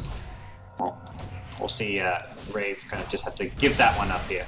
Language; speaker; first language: English; native; English